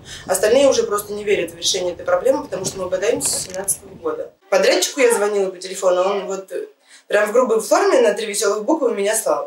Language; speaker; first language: Russian; native; Russian